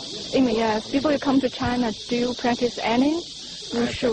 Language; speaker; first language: English; non-native, learner; Chinese